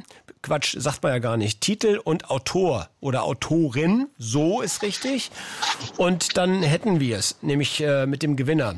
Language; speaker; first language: German; native; German